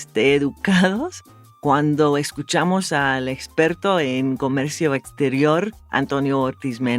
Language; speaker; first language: Spanish; non-native, fluent; English